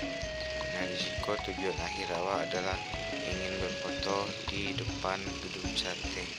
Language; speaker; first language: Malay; non-native, local second language; Minangkabau